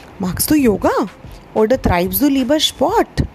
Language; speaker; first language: German; non-native, fluent; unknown